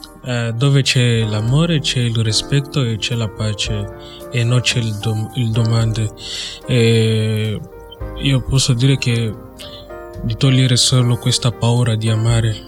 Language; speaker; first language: Italian; non-native, learner; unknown